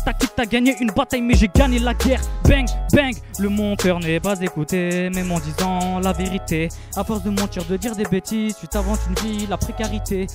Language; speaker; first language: French; non-native, fluent; Romanian